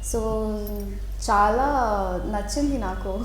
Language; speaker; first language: Telugu; non-native, fluent; Hindi